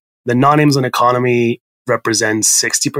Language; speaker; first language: English; non-native, fluent; Spanish